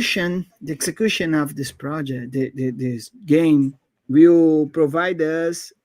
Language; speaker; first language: English; non-native, fluent; Portuguese